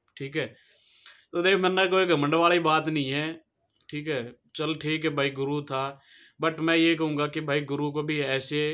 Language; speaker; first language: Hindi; native; Hindi